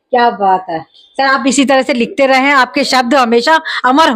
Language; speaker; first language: Hindi; native; Hindi